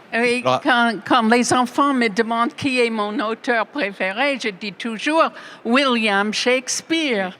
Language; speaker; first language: French; non-native, fluent; English